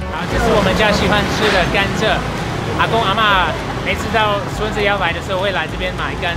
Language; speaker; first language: Chinese; non-native, fluent; English